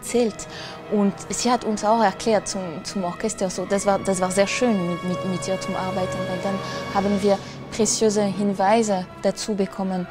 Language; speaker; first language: German; non-native, fluent; French